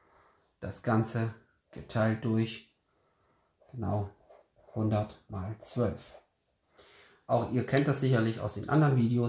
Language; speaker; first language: German; native; German